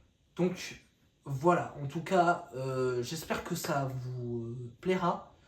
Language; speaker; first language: French; native; French